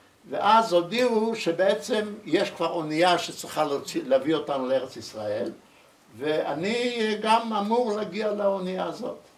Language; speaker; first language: Hebrew; early bilingual, other home language; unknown